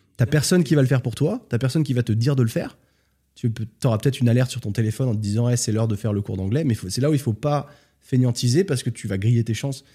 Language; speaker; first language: French; native; French